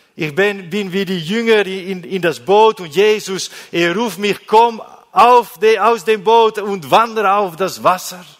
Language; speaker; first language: German; non-native, learner; Dutch